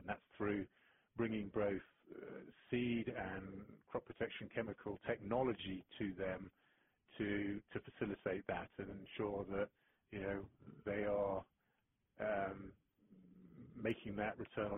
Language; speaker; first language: English; native; English